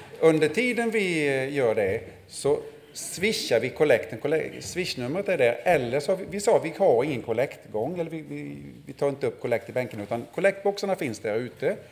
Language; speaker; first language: Swedish; native; Swedish